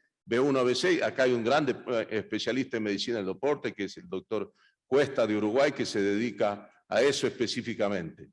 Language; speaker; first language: Spanish; native; Spanish